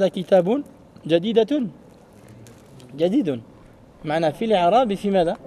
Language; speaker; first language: Arabic; non-native, fluent; French